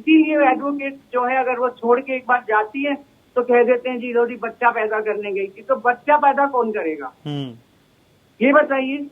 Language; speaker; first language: Hindi; native; Hindi